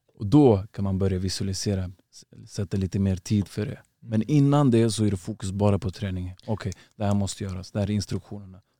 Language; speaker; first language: Swedish; early bilingual, other home language; Uzbek